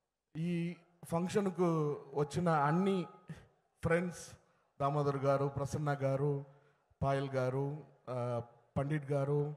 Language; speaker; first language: Telugu; non-native, learner; Tamil